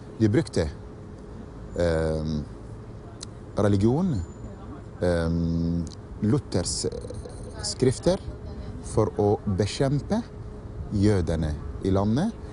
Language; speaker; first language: Norwegian; non-native, fluent; Arabic